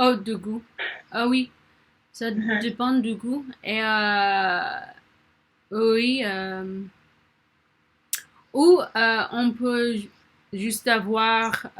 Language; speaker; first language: French; non-native, learner; English